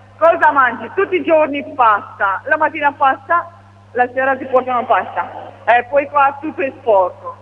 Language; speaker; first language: Italian; non-native, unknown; Romanian